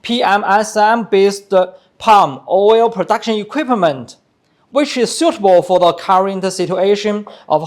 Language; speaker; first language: English; non-native, fluent; Chinese